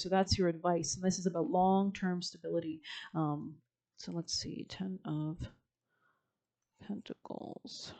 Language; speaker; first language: English; native; English